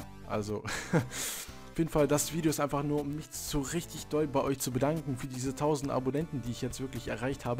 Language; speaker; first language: German; native; German